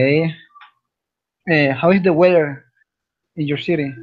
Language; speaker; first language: English; non-native, learner; Spanish